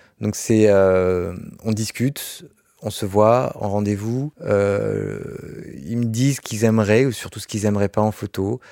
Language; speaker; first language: French; native; French